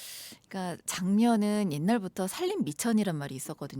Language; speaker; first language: Korean; native; Korean